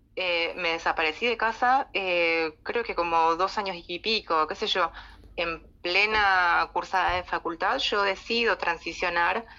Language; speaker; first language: Spanish; native; Spanish